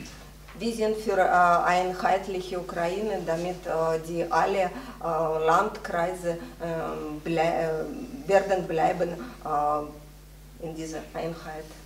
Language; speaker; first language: German; non-native, fluent; Russian